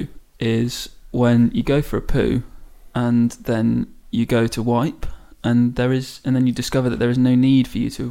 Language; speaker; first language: English; native; English